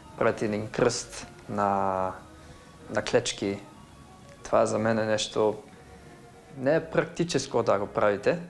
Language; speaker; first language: Bulgarian; non-native, fluent; Dutch